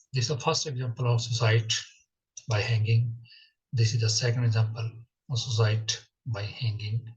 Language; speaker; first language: English; non-native, local second language; Hindi